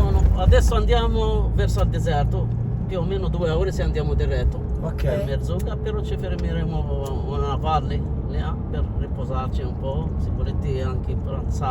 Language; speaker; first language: Italian; non-native, learner; Arabic